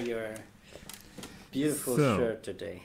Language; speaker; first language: English; non-native, fluent; German